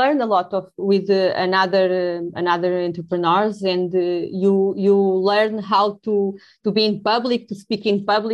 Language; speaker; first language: English; non-native, learner; Portuguese